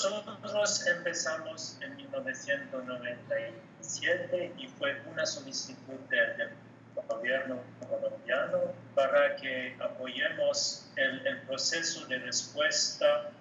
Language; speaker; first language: Spanish; non-native, fluent; French